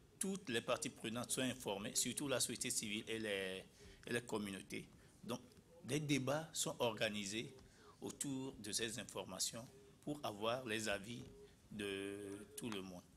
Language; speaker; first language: French; non-native, local second language; Ewe